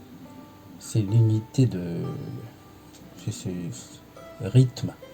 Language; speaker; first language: French; non-native, fluent; Japanese